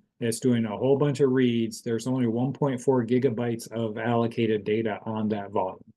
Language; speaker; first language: English; native; English